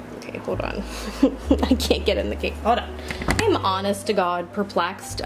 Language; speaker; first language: English; native; English